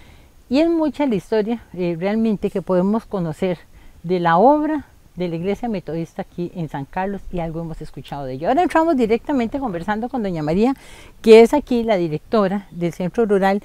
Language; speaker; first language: Spanish; native; Spanish